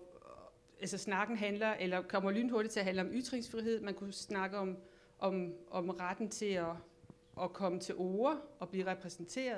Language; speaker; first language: Danish; native; Danish